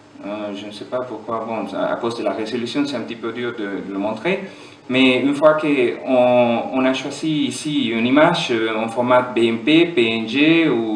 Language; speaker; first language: French; non-native, fluent; German